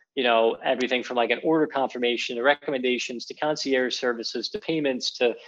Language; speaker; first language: English; native; English